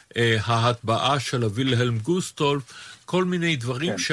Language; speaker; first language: Hebrew; native; Hebrew